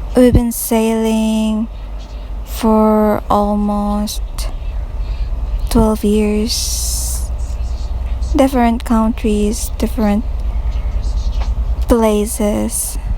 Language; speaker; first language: English; non-native, local second language; Filipino